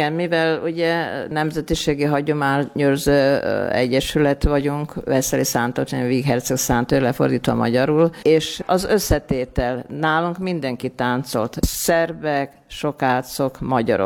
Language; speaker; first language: Hungarian; non-native, local second language; Serbian